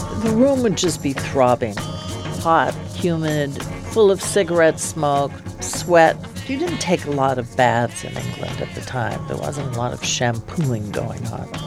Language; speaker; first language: English; native; English